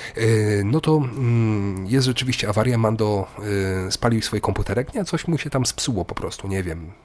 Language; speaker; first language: Polish; native; Polish